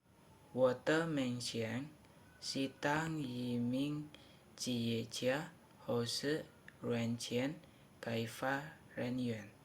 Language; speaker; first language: Chinese; non-native, learner; Indonesian